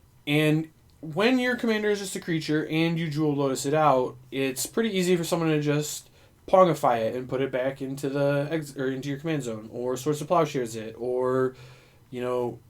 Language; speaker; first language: English; native; English